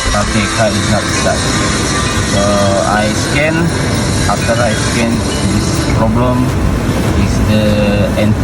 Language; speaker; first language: English; non-native, learner; Indonesian